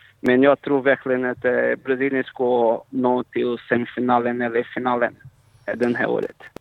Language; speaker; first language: Swedish; non-native, fluent; Portuguese